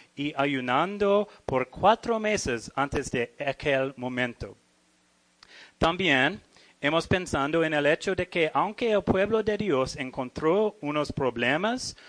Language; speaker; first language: Spanish; non-native, learner; English